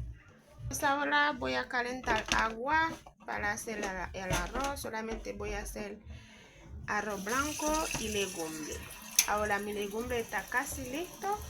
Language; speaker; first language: Spanish; non-native, fluent; Haitian Creole